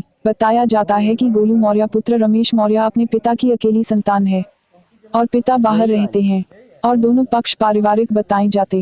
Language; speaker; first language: Hindi; native; Hindi